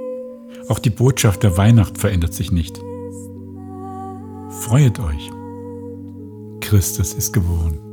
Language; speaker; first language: German; native; German